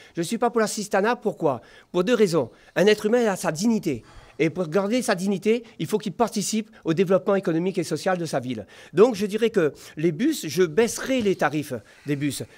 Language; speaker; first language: French; native; French